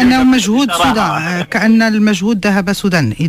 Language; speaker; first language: Arabic; native; Arabic